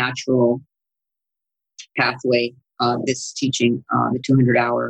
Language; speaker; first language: English; non-native, fluent; Italian